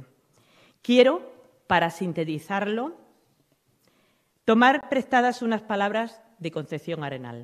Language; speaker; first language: Spanish; native; Spanish